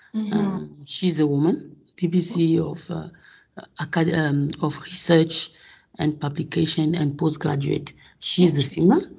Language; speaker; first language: English; non-native, fluent; French